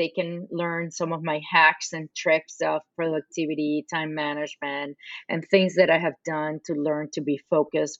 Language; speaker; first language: English; non-native, fluent; Spanish